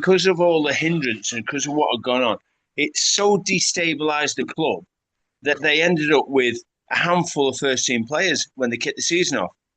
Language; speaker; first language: English; native; English